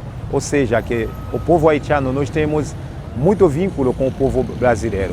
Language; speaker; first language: Portuguese; non-native, fluent; Haitian Creole